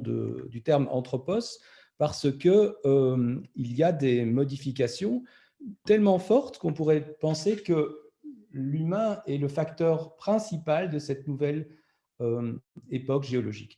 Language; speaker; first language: French; native; French